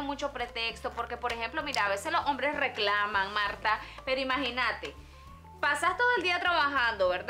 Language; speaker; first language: Spanish; native; Spanish